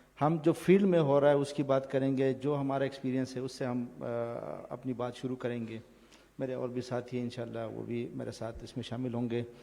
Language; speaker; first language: Urdu; non-native, local second language; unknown